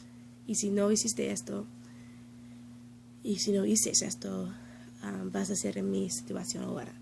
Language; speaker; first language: Spanish; non-native, learner; English